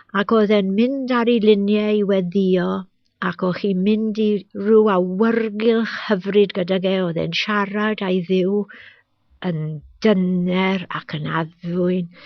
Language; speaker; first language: Welsh; native; Welsh